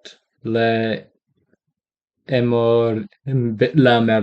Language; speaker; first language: Hebrew; early bilingual, heritage; English